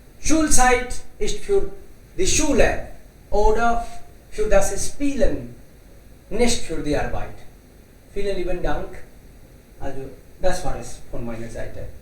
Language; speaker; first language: German; non-native, learner; Hindi